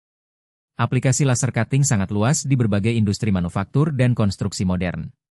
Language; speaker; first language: Indonesian; native; Indonesian